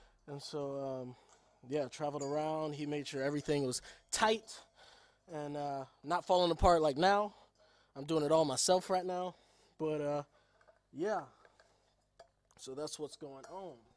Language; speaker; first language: English; native; English